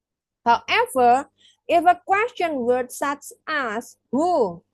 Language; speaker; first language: English; non-native, fluent; Indonesian